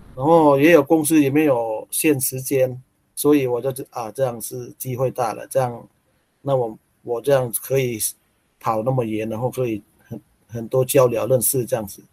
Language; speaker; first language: Chinese; non-native, learner; Thai